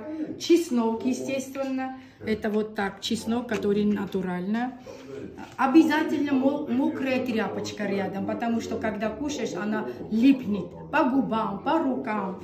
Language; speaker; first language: Russian; non-native, local second language; Armenian